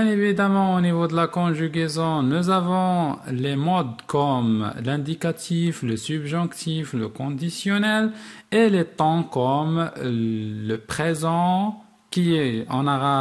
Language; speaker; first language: French; non-native, local second language; Arabic